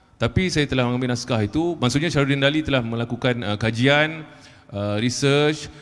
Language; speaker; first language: Malay; native; Malay